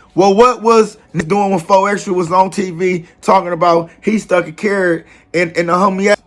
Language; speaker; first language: English; native; English